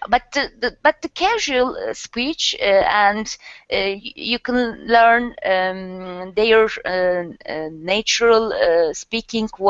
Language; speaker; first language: English; non-native, learner; Turkish